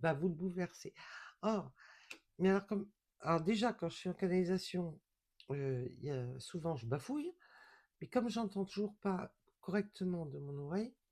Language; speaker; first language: French; native; French